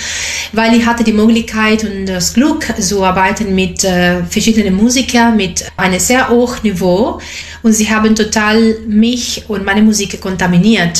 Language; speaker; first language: German; non-native, fluent; Italian